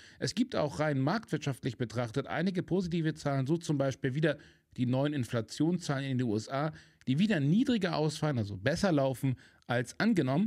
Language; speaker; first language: German; native; German